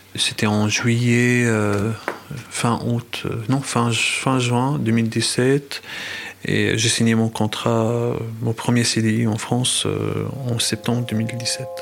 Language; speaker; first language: French; non-native, fluent; Arabic